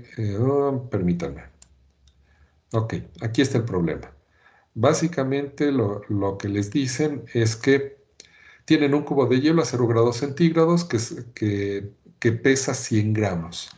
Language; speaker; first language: Spanish; native; Spanish